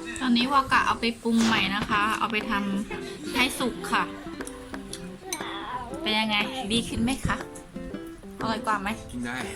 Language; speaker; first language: Thai; native; Thai